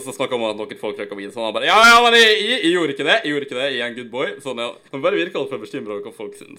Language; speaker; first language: Norwegian; native; Norwegian